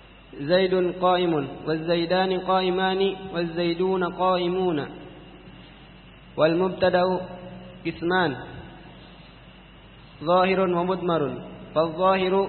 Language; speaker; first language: Arabic; non-native, learner; Indonesian